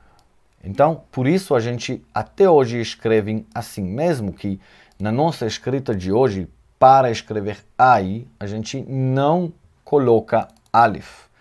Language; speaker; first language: Portuguese; non-native, fluent; Hebrew